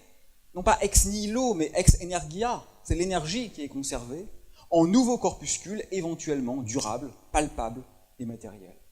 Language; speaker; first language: French; native; French